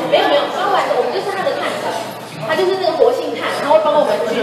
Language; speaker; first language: Chinese; native; Chinese